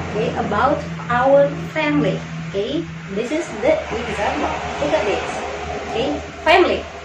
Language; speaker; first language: English; non-native, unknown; Indonesian